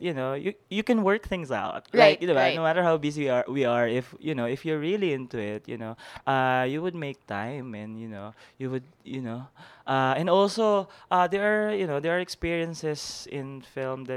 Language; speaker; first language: English; non-native, local second language; Filipino